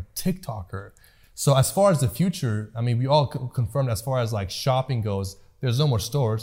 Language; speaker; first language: English; early bilingual, other home language; Persian